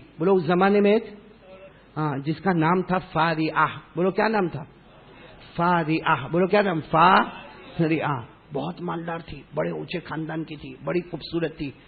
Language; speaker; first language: Urdu; native; Urdu